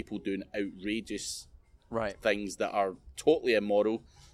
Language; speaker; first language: English; native; English